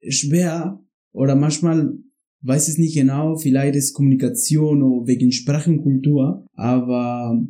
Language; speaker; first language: German; non-native, learner; Spanish